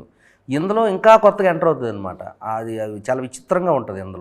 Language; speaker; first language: Telugu; native; Telugu